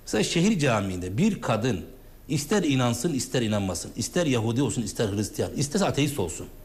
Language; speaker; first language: Turkish; native; Turkish